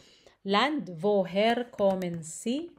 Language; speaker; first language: German; non-native, learner; Filipino